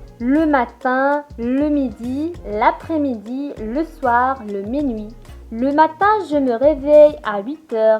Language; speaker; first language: French; non-native, local second language; Arabic